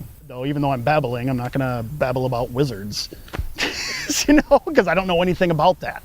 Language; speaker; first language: English; native; English